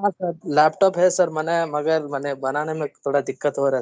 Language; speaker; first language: Hindi; non-native, local second language; Bangla